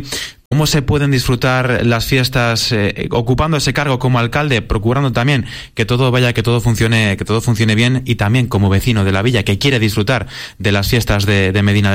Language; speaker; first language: Spanish; native; Spanish